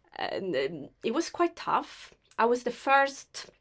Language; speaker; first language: English; non-native, fluent; Italian